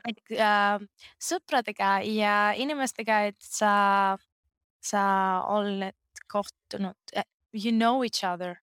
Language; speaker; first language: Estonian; non-native, learner; Greek